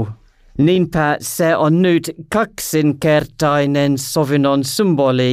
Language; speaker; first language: Finnish; non-native, learner; English